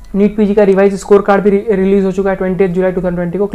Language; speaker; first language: Hindi; native; Hindi